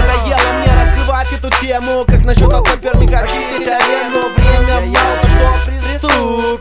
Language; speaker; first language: Russian; native; Russian